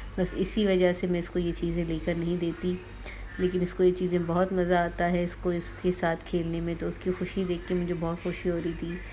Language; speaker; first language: Urdu; native; Urdu